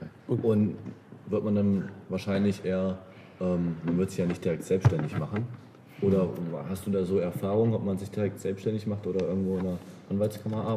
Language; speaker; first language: German; native; German